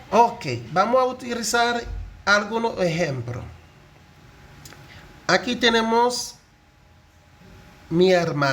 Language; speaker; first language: Spanish; non-native, fluent; Haitian Creole